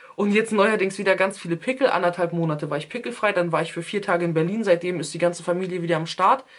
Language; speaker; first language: German; early bilingual, other home language; Turkish